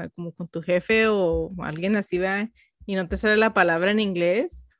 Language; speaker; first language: Spanish; early bilingual, heritage; Spanish